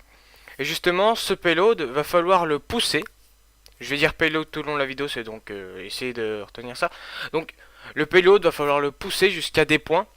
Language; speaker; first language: French; native; French